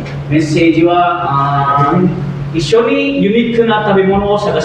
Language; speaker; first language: Japanese; non-native, learner; Indonesian